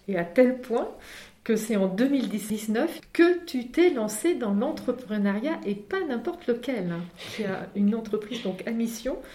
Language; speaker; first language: French; native; French